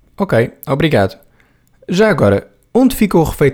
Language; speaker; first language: Portuguese; non-native, learner; English